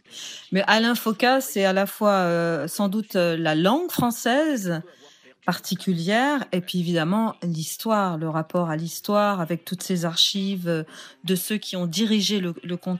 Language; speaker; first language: French; native; French